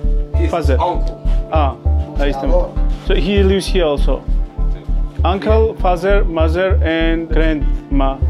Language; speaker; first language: English; non-native, learner; Georgian